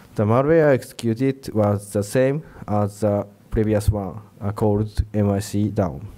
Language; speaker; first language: English; non-native, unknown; Japanese